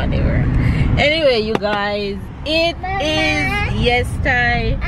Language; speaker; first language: English; native; English